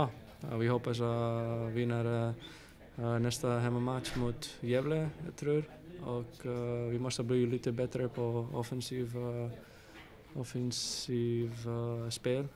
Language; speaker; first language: Swedish; non-native, learner; English